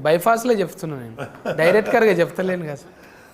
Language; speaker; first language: Telugu; native; Telugu